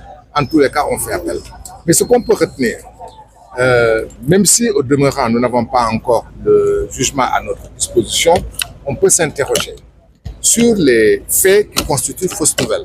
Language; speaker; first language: French; non-native, local second language; Wolof